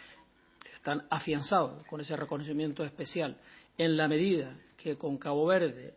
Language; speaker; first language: Spanish; native; Spanish